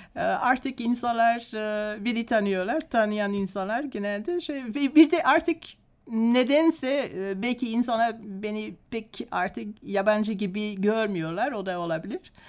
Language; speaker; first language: Turkish; non-native, fluent; Dutch